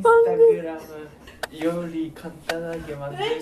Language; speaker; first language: Korean; non-native, learner; Japanese